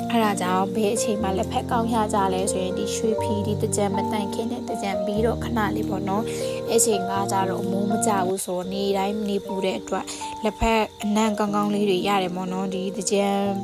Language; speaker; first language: Burmese; non-native, local second language; Pa'o Karen